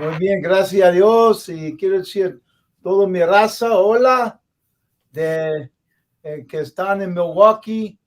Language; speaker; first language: Spanish; non-native, learner; English